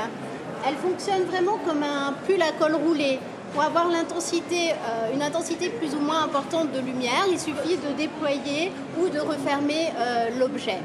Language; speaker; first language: French; native; French